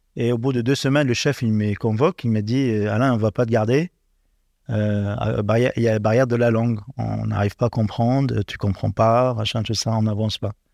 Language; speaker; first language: French; non-native, learner; Arabic